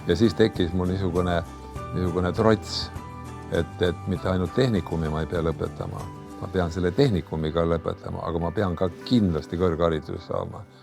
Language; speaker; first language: Estonian; native; Estonian